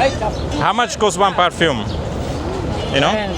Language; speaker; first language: English; non-native, learner; Slovak